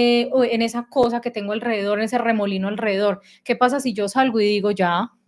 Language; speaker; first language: Spanish; native; Spanish